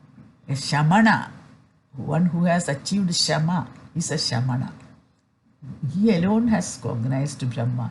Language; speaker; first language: English; non-native, fluent; Malayalam